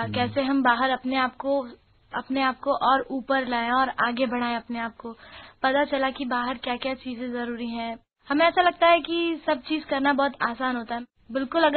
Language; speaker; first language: Hindi; native; Hindi